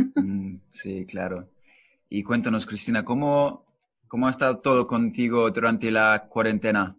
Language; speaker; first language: Spanish; non-native, learner; English